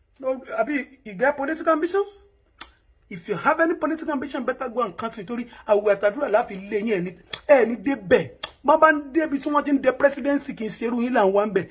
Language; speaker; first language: Nigerian Pidgin; non-native, local second language; Yoruba